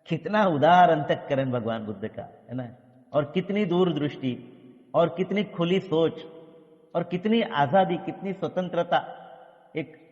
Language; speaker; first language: Hindi; non-native, local second language; Marathi